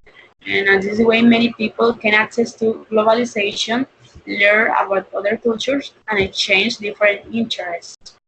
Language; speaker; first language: English; non-native, learner; Spanish